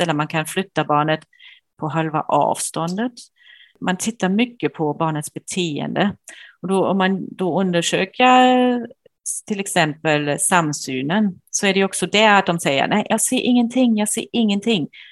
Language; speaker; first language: Swedish; non-native, fluent; German